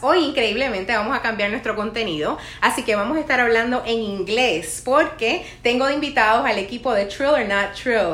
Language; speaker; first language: Spanish; native; Spanish